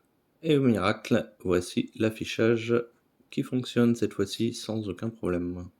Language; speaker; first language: French; native; French